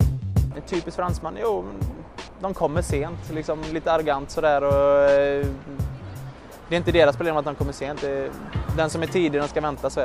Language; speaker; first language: Swedish; native; Swedish